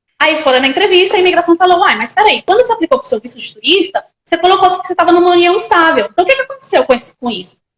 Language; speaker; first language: Portuguese; native; Portuguese